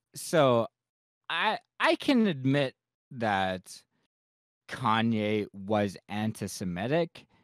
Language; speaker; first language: English; native; English